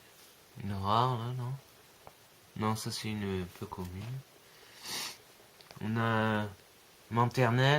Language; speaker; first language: French; native; French